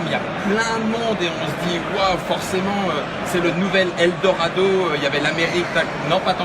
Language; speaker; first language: French; native; French